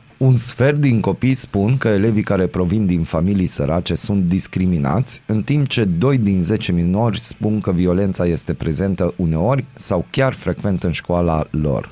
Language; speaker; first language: Romanian; non-native, local second language; Hungarian